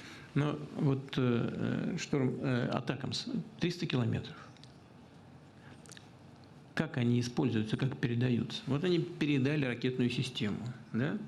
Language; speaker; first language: Russian; native; Russian